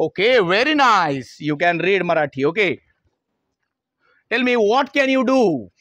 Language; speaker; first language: English; non-native, local second language; Marathi